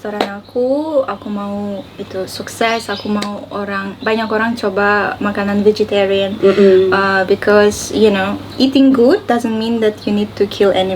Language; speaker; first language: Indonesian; non-native, learner; Uzbek